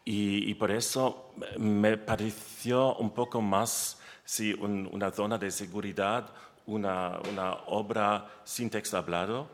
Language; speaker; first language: Spanish; non-native, learner; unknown